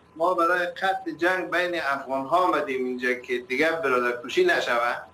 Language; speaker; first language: Persian; native; Persian